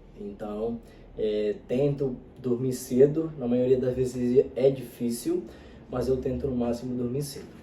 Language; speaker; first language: Portuguese; non-native, fluent; Spanish